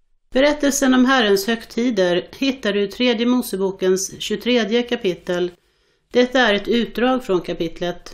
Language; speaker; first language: Swedish; native; Swedish